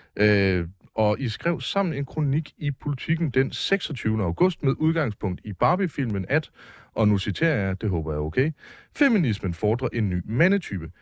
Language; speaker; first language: Danish; native; Danish